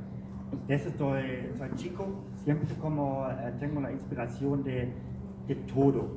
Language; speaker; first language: Spanish; non-native, learner; German